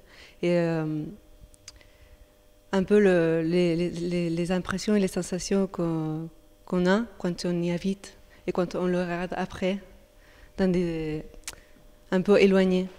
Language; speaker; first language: French; non-native, fluent; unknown